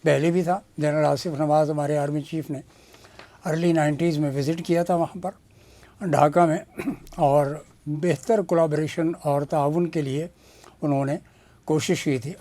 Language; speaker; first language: Urdu; native; Urdu